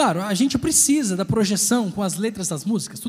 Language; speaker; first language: Portuguese; native; Portuguese